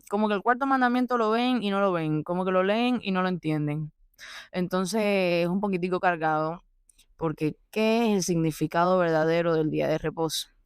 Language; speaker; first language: Spanish; early bilingual, heritage; Spanish